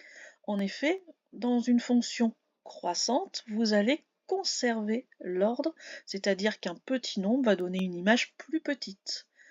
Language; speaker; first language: French; native; French